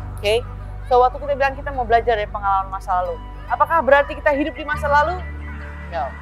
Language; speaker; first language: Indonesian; early bilingual, heritage; Indonesian